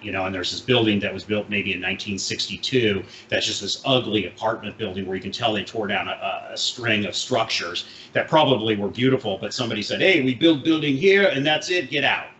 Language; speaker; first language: English; native; English